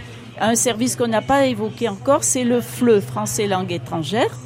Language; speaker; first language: French; native; French